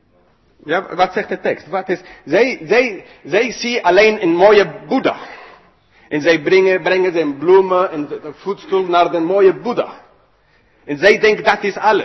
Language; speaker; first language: Dutch; non-native, fluent; English